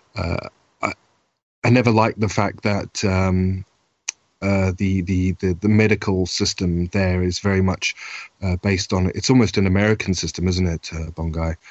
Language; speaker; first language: English; native; English